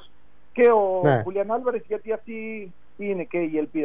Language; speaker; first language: Greek; non-native, fluent; Spanish